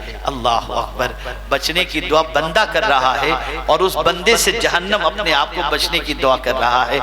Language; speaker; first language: Urdu; native; Urdu